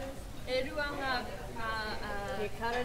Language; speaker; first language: Māori; non-native, learner; English